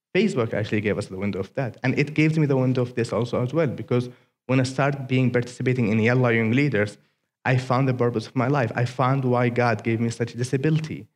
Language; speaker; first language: English; non-native, fluent; Arabic